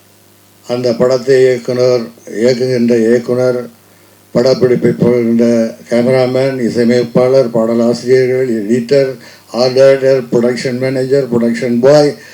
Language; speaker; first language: Tamil; native; Tamil